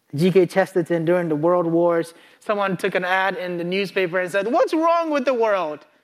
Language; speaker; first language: English; non-native, local second language; Akan